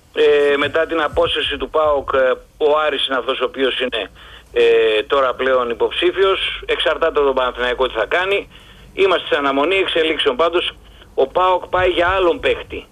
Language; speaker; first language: Greek; native; Greek